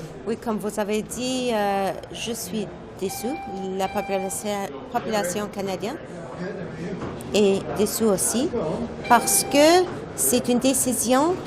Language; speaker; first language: French; non-native, fluent; English